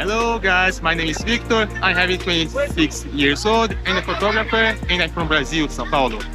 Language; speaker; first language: English; non-native, learner; Portuguese